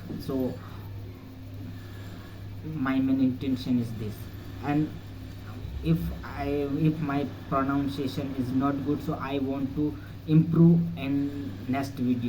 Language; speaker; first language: English; non-native, learner; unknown